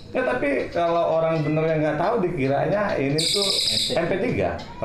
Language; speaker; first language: Indonesian; non-native, local second language; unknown